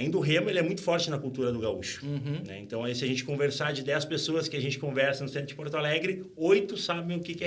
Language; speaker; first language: Portuguese; native; Portuguese